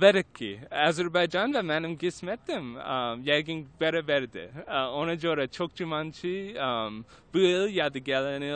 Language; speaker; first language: Turkish; non-native, learner; English